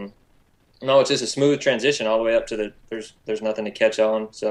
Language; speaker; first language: English; native; English